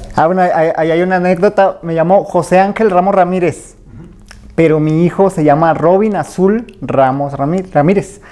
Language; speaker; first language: Spanish; native; Spanish